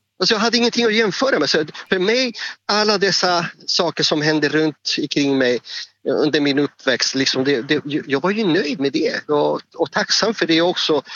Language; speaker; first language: Swedish; non-native, fluent; Spanish